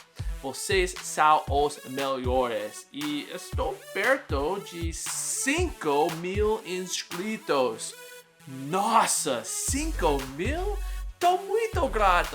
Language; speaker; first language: Portuguese; non-native, learner; English